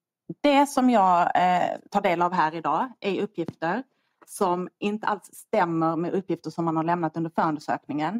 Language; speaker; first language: Swedish; native; Swedish